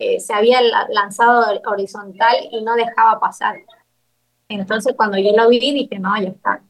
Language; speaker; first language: Spanish; native; Spanish